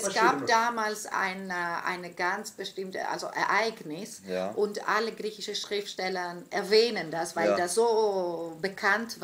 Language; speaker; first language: German; non-native, fluent; Greek